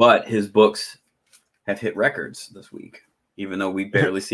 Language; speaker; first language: English; native; English